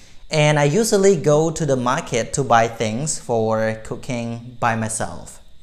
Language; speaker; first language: English; non-native, fluent; Khmer